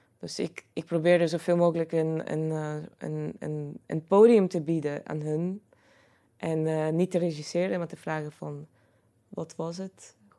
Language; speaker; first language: Dutch; non-native, fluent; Croatian